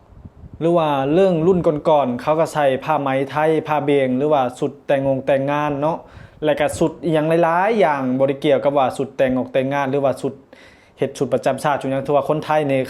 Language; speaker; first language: Thai; non-native, local second language; Northeastern Thai